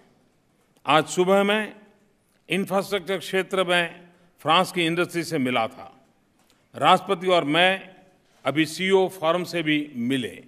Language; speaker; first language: Hindi; non-native, local second language; Gujarati